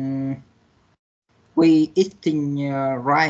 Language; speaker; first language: English; non-native, learner; Vietnamese